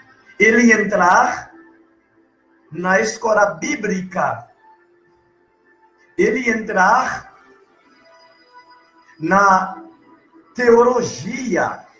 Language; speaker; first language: Portuguese; non-native, learner; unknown